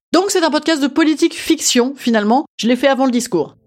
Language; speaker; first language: French; native; French